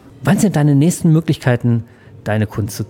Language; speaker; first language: German; native; German